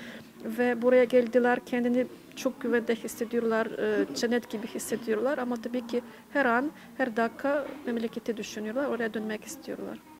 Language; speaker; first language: Turkish; non-native, fluent; Ukrainian